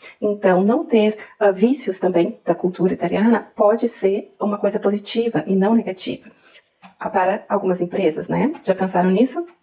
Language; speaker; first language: Portuguese; native; Portuguese